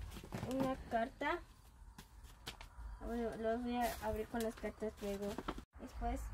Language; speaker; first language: Spanish; early bilingual, other home language; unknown